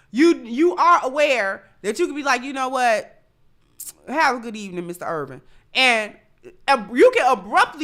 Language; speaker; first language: English; native; English